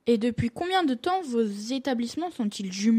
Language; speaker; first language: French; native; French